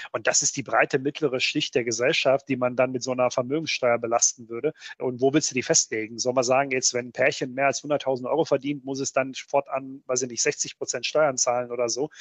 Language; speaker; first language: German; early bilingual, other home language; Bosnian